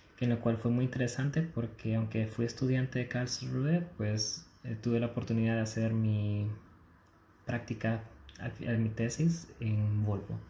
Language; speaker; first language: Spanish; native; Spanish